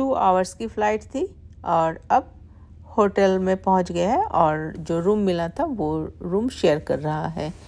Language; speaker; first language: Hindi; non-native, local second language; Bangla